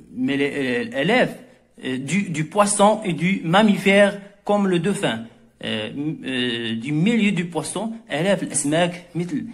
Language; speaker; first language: French; non-native, local second language; Arabic